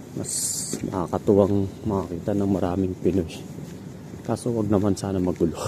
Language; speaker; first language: Filipino; native; Filipino